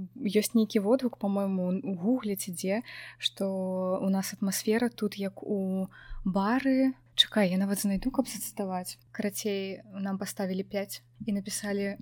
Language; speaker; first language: Belarusian; native; Belarusian